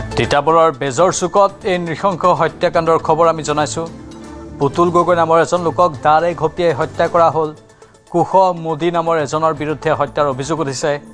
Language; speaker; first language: Assamese; native; Assamese